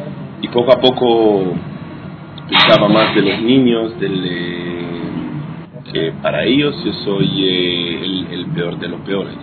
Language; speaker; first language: Spanish; non-native, fluent; Hebrew